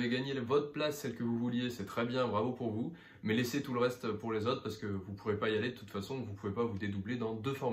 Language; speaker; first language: French; native; French